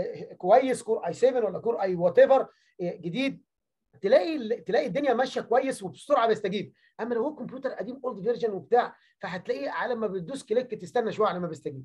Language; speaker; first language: Arabic; native; Arabic